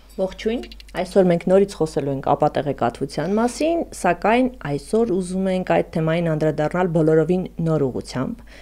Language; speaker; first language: Armenian; native; Armenian